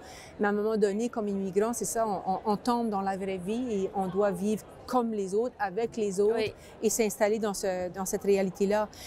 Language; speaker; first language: French; native; French